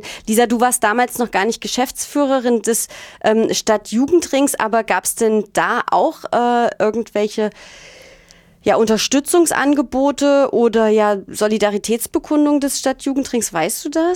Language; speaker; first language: German; native; German